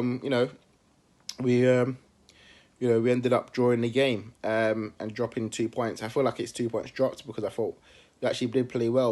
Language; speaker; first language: English; native; English